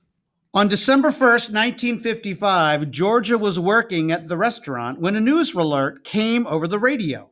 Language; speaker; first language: English; native; English